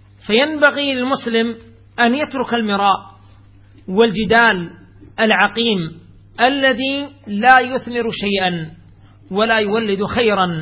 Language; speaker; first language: Arabic; native; Arabic